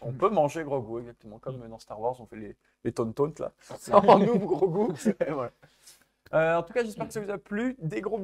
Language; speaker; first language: French; native; French